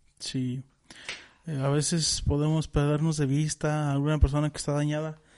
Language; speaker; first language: Spanish; native; Spanish